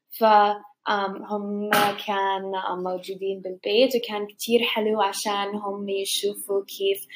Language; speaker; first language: Arabic; non-native, learner; English